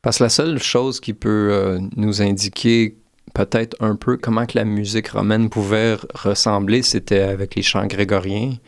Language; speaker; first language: French; native; French